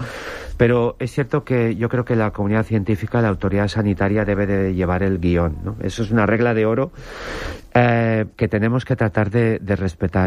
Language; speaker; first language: Spanish; native; Spanish